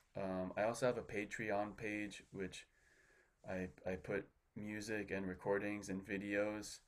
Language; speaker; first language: English; native; English